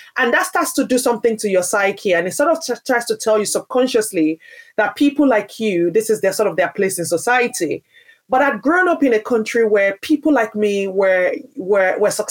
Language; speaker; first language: English; non-native, local second language; Yoruba